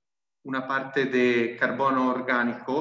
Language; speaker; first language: Spanish; non-native, fluent; Italian